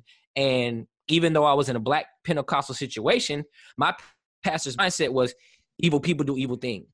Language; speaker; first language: English; native; English